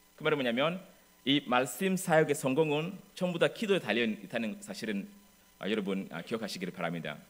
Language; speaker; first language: Korean; non-native, fluent; English